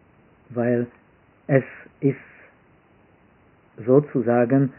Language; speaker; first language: German; non-native, fluent; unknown